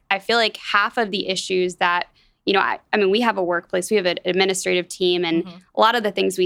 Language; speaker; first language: English; native; English